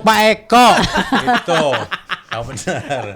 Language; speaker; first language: Indonesian; native; Indonesian